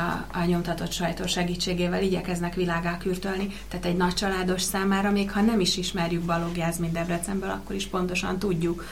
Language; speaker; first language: Hungarian; native; Hungarian